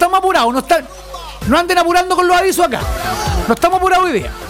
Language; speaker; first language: Spanish; native; Spanish